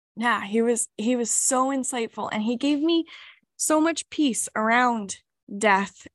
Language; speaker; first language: English; native; English